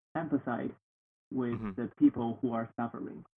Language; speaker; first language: English; non-native, learner; Chinese